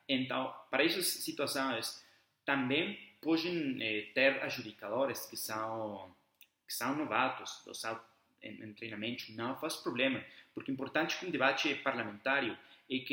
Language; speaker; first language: Portuguese; non-native, fluent; Spanish